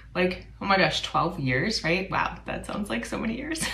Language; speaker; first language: English; native; English